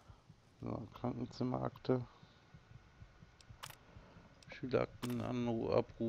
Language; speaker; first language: German; native; German